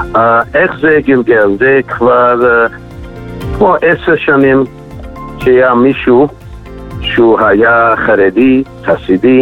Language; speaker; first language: Hebrew; non-native, fluent; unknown